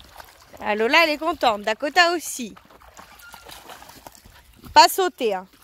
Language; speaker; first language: French; native; French